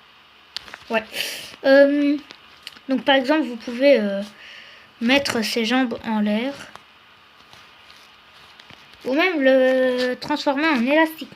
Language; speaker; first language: French; native; French